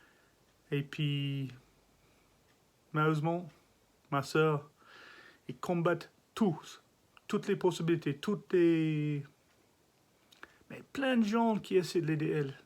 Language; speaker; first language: French; non-native, learner; English